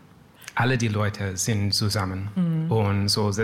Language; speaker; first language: German; non-native, learner; French